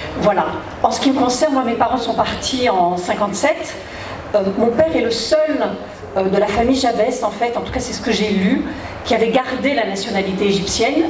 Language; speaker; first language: French; early bilingual, heritage; French